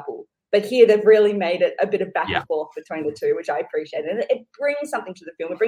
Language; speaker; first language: English; native; English